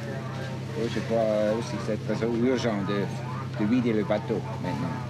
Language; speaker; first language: French; non-native, fluent; Swiss German